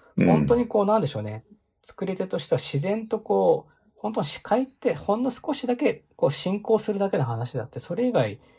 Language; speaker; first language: Japanese; native; Japanese